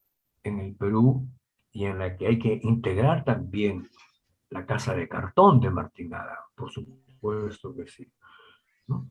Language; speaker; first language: Spanish; native; Spanish